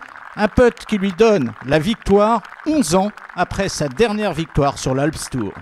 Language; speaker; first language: French; native; French